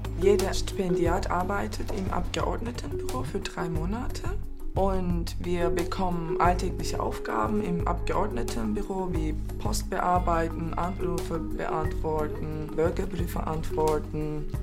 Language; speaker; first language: German; non-native, fluent; Turkish